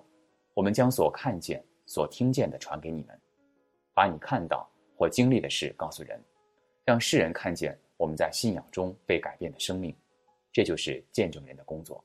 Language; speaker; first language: Chinese; native; Chinese